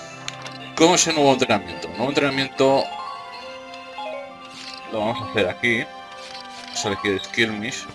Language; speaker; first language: Spanish; native; Spanish